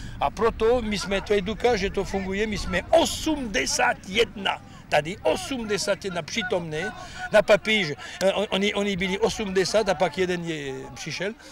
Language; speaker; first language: Czech; non-native, fluent; French